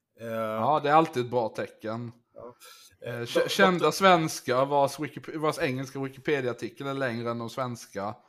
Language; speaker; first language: Swedish; native; Swedish